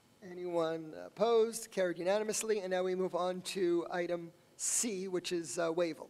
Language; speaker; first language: English; native; English